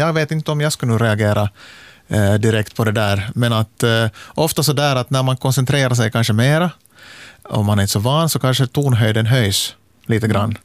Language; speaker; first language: Swedish; native; Swedish